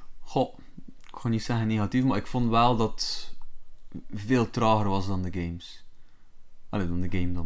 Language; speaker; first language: Dutch; native; Dutch